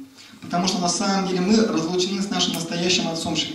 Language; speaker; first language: Russian; native; Russian